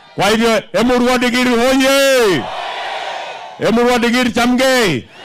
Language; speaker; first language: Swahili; non-native, local second language; Kalenjin